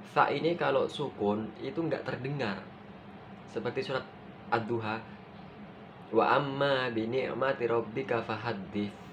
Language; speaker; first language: Indonesian; non-native, local second language; Madurese